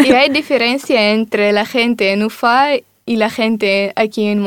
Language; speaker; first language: Spanish; non-native, fluent; Russian